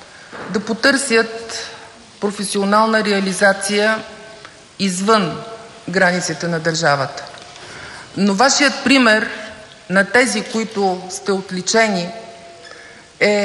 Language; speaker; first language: Bulgarian; native; Bulgarian